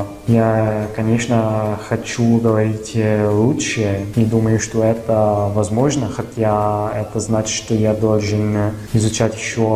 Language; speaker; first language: Russian; non-native, fluent; Italian